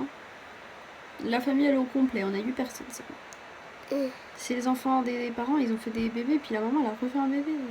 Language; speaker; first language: French; native; French